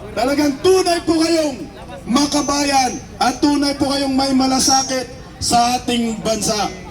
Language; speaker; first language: Filipino; native; Filipino